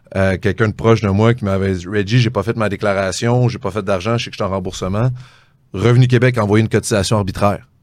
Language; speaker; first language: French; native; French